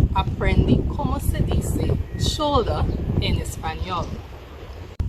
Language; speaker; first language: Spanish; non-native, fluent; English